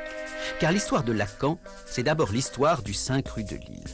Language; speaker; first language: French; native; French